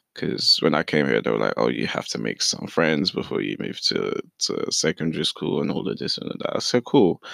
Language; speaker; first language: English; early bilingual, other home language; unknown